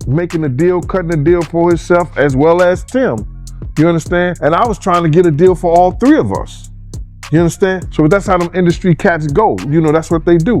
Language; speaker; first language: English; native; English